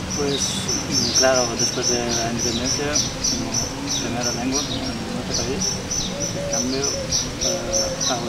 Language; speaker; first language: Spanish; non-native, learner; Uzbek